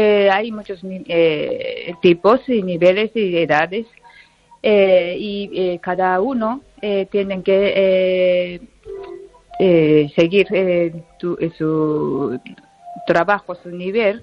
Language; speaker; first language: Spanish; non-native, learner; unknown